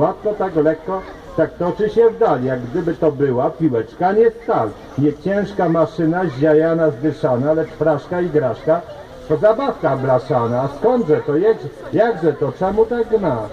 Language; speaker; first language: Polish; native; Polish